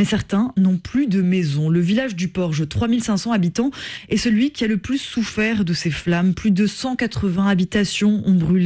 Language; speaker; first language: French; native; French